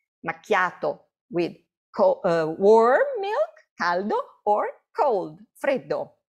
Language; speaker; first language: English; non-native, fluent; Italian